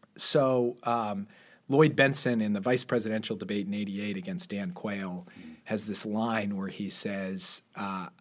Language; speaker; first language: English; native; English